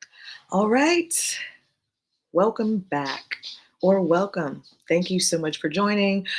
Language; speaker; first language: English; native; English